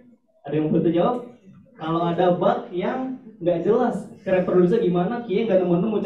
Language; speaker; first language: Indonesian; native; Indonesian